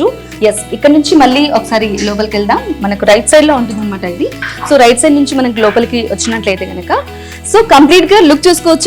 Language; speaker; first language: Telugu; native; Telugu